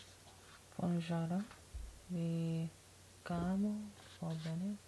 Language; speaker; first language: Italian; non-native, learner; English